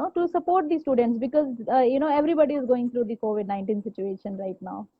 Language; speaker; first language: English; non-native, local second language; Hindi